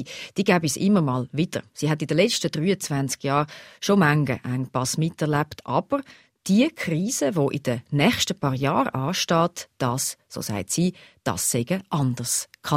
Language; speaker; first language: German; native; German